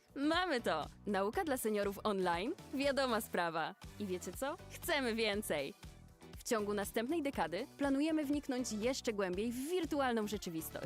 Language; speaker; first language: Polish; native; Polish